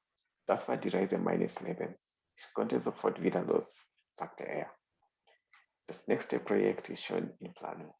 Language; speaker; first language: German; non-native, fluent; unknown